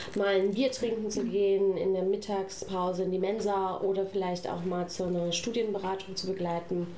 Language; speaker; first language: German; native; German